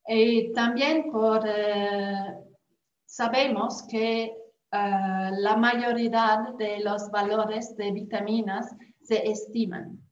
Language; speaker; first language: Spanish; non-native, fluent; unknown